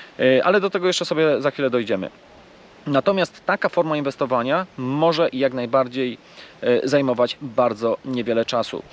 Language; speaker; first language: Polish; native; Polish